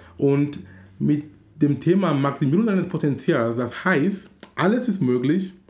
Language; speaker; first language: German; non-native, fluent; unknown